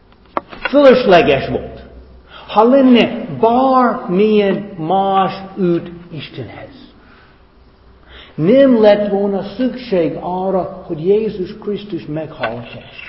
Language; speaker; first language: Hungarian; non-native, fluent; English